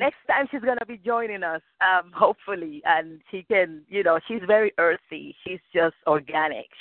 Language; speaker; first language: English; non-native, fluent; Spanish